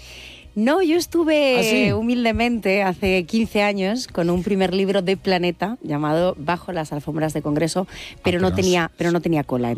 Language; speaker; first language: Spanish; native; Spanish